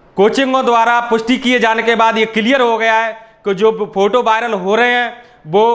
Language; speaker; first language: Hindi; native; Hindi